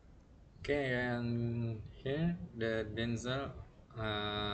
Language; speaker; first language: English; non-native, learner; Indonesian